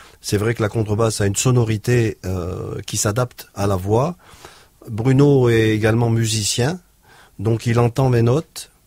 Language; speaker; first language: French; native; French